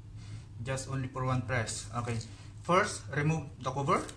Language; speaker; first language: English; non-native, learner; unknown